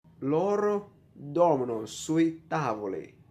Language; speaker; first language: Italian; non-native, learner; Vietnamese